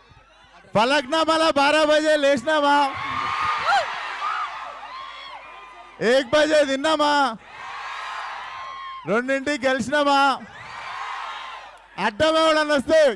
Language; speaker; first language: Telugu; native; Telugu